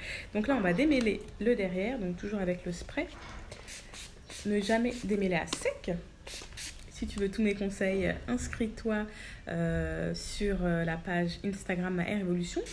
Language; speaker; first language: French; native; French